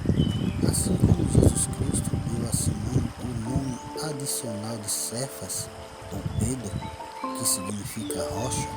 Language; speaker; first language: Portuguese; native; Portuguese